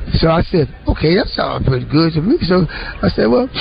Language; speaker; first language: English; native; English